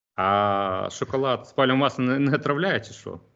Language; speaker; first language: Ukrainian; non-native, local second language; Russian